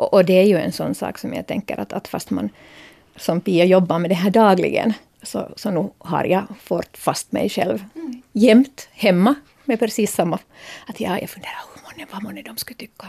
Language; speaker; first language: Swedish; native; Swedish